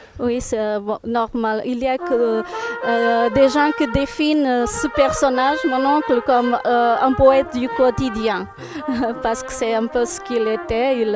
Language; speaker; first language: French; non-native, fluent; Portuguese